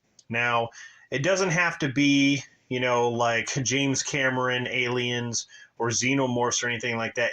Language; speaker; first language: English; native; English